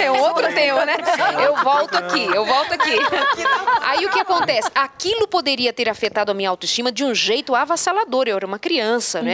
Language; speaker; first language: Portuguese; native; Portuguese